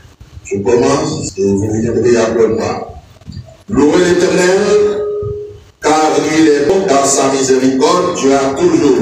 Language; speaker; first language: French; non-native, local second language; Haitian Creole